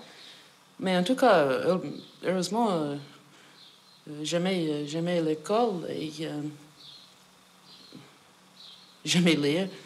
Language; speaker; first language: French; non-native, fluent; English